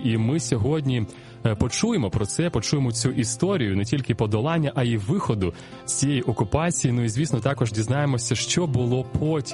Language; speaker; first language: Ukrainian; native; Ukrainian